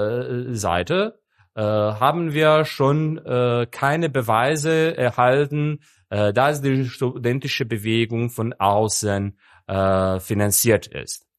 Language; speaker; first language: German; non-native, fluent; Serbian